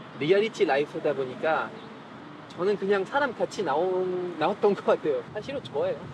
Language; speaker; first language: Korean; non-native, fluent; French